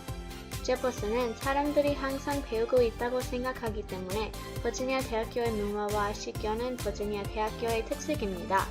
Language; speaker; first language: Korean; non-native, learner; English